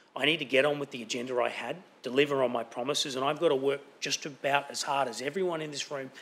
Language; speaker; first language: English; native; English